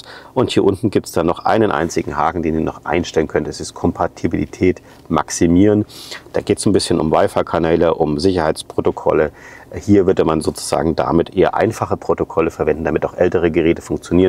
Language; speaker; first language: German; native; German